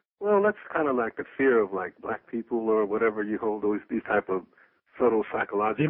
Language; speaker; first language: English; native; English